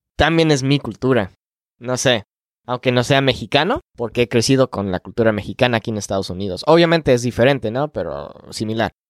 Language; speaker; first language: Spanish; non-native, fluent; English